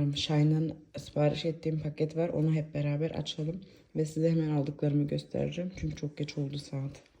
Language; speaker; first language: Turkish; early bilingual, heritage; Turkish